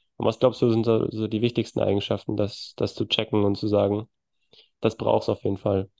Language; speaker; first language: German; native; German